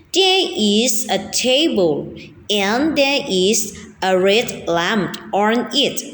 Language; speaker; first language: English; non-native, fluent; Thai